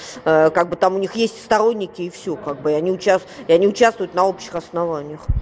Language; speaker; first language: Russian; native; Russian